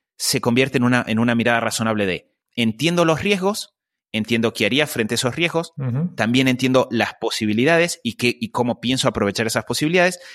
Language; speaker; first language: Spanish; native; Spanish